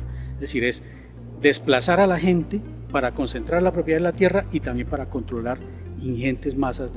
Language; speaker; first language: Spanish; native; Spanish